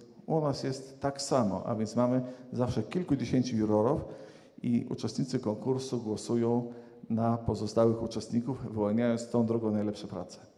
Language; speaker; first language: Polish; native; Polish